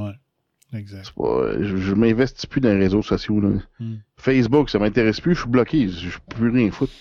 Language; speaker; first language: French; native; French